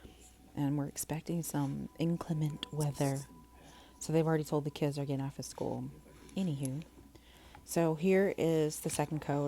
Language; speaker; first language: English; native; English